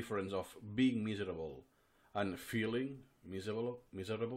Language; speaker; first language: English; non-native, fluent; Spanish